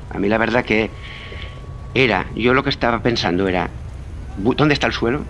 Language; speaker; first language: Spanish; native; Spanish